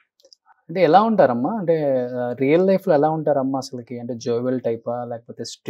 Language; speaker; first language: Telugu; native; Telugu